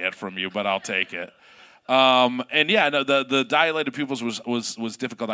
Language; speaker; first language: English; native; English